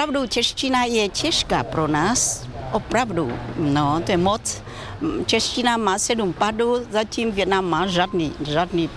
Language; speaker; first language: Czech; non-native, fluent; Vietnamese